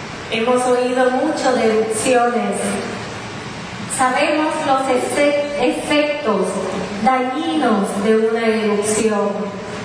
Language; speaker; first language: Spanish; native; Spanish